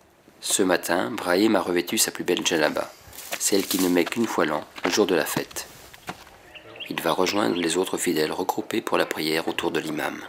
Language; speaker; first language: French; native; French